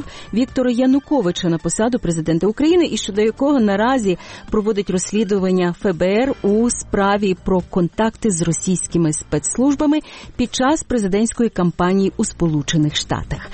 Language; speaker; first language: Ukrainian; native; Ukrainian